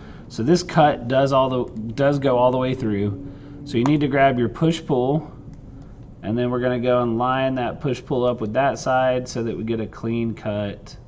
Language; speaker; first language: English; native; English